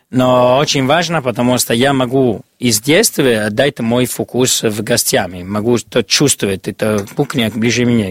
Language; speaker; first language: Russian; non-native, learner; Italian